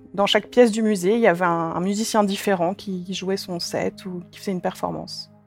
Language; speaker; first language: French; native; French